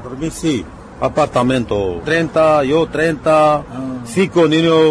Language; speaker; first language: Spanish; non-native, learner; Romanian